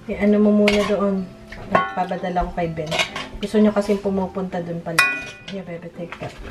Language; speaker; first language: Filipino; native; Filipino